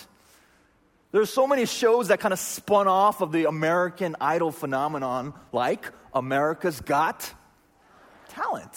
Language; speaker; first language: English; native; English